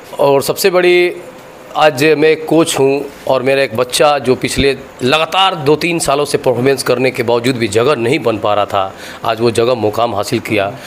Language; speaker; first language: Hindi; native; Hindi